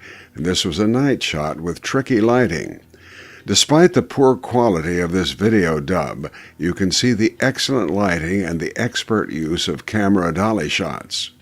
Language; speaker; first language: English; native; English